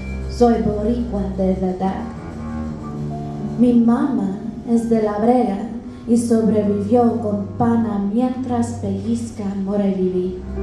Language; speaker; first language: Spanish; early bilingual, other home language; English